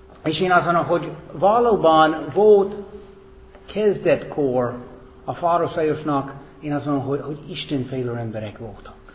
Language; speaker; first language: Hungarian; non-native, fluent; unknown